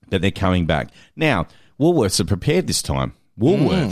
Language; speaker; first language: English; native; English